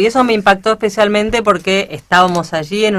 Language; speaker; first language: Spanish; native; Spanish